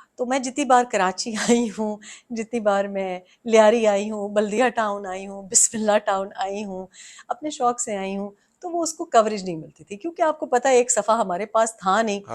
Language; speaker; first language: Urdu; non-native, local second language; Pashto